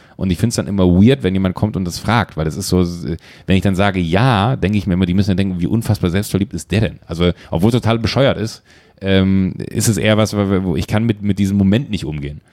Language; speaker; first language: German; native; German